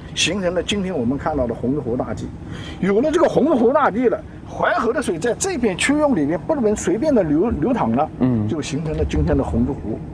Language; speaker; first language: Chinese; native; Chinese